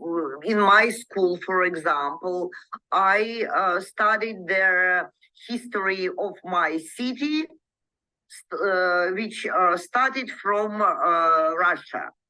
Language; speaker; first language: English; non-native, learner; Ukrainian